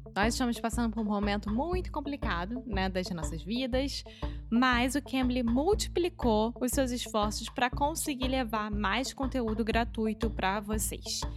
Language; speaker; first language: Portuguese; native; Portuguese